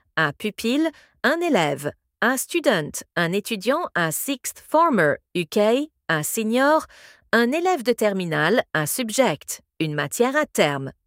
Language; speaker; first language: French; native; French